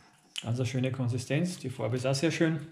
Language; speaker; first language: German; native; German